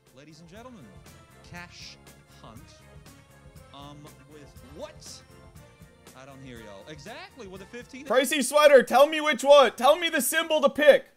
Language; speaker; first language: English; native; English